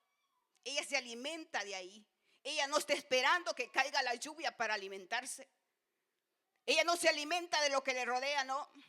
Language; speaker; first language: Spanish; native; Spanish